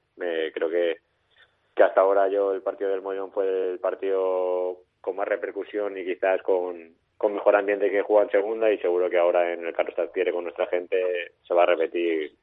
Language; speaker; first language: Spanish; native; Spanish